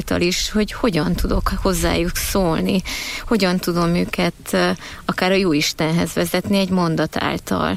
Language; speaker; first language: Hungarian; native; Hungarian